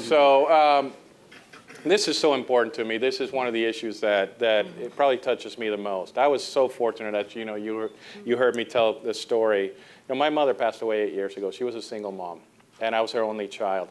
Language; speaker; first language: English; non-native, local second language; Spanish